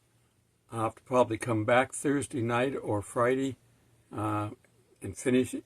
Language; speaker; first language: English; native; English